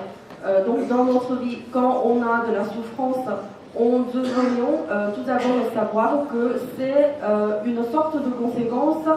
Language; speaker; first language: French; non-native, fluent; Chinese